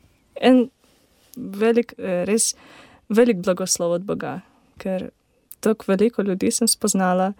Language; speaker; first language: Slovenian; non-native, learner; Ukrainian